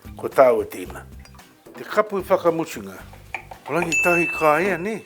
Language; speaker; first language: Māori; native; Māori